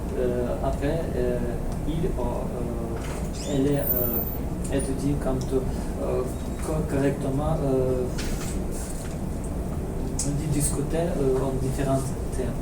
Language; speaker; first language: French; non-native, learner; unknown